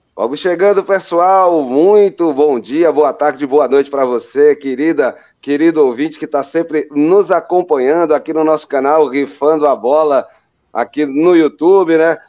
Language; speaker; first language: Portuguese; native; Portuguese